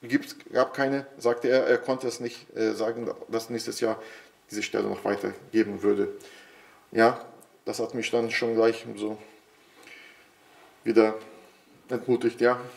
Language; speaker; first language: German; non-native, fluent; Portuguese